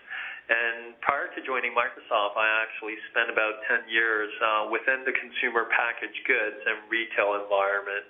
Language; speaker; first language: English; early bilingual, other home language; Chinese